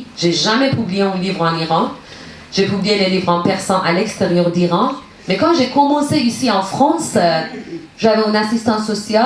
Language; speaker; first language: French; non-native, learner; Persian